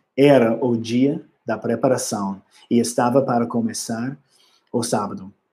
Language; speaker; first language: Portuguese; non-native, learner; English